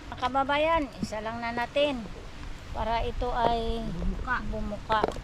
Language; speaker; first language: Filipino; native; Filipino